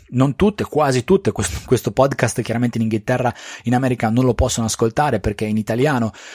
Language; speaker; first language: Italian; native; Italian